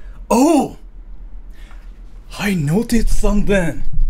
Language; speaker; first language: English; early bilingual, other home language; Japanese